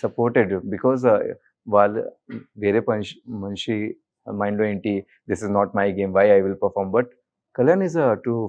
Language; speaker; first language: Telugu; non-native, learner; Hindi